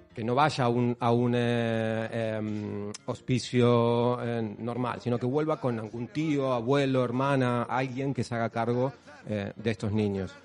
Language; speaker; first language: Spanish; native; Spanish